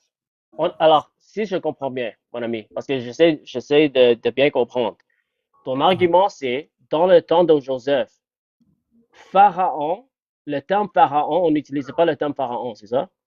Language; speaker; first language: French; non-native, fluent; English